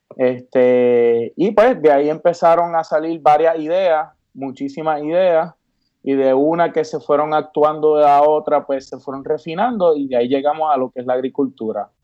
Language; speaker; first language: Spanish; native; Spanish